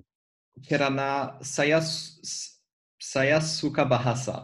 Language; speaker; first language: Indonesian; non-native, learner; French